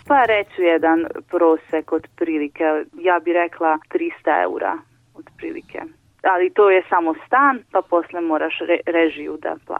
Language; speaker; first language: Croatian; non-native, local second language; Hungarian